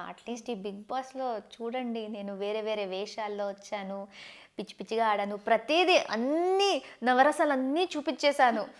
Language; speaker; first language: Telugu; non-native, local second language; Tamil